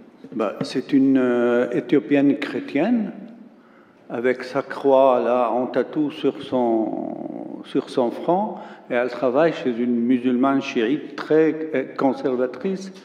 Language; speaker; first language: French; non-native, local second language; Arabic